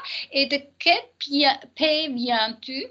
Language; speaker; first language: French; non-native, learner; German